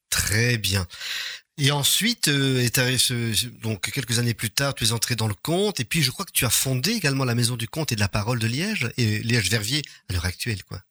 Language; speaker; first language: French; native; French